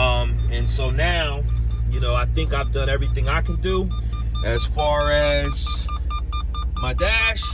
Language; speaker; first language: English; native; English